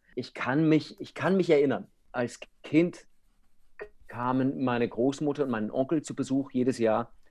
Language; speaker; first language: German; non-native, fluent; English